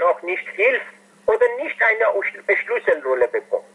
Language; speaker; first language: German; non-native, fluent; Persian